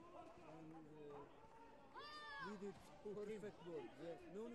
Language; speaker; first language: English; non-native, learner; Spanish